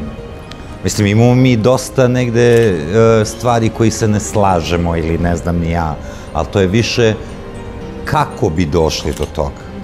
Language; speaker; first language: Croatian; early bilingual, heritage; Croatian